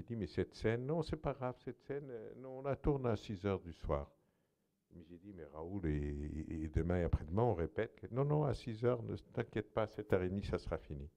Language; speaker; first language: French; non-native, fluent; Portuguese